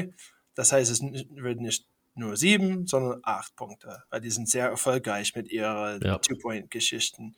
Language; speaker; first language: German; non-native, fluent; English